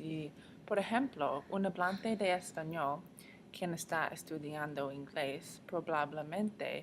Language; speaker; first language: Spanish; non-native, learner; English